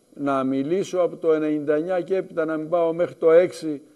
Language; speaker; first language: Greek; native; Greek